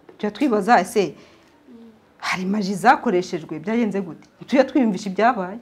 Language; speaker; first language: Kinyarwanda; early bilingual, heritage; Kinyarwanda